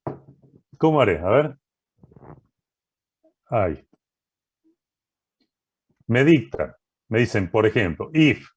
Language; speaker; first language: Spanish; native; Spanish